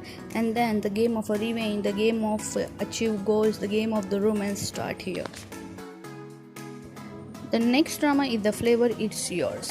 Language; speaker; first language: English; non-native, fluent; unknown